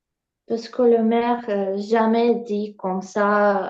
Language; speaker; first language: French; non-native, learner; Ukrainian